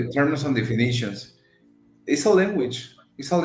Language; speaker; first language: English; non-native, learner; Spanish